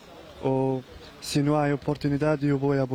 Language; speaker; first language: Spanish; non-native, learner; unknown